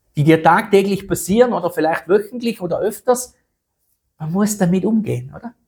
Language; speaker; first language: German; native; German